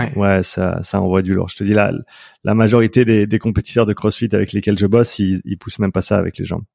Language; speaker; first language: French; native; French